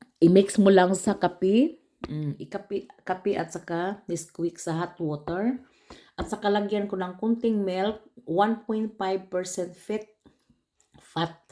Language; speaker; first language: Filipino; non-native, local second language; Cebuano